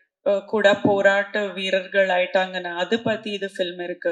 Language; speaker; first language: Tamil; non-native, local second language; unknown